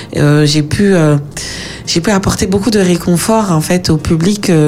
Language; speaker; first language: French; native; French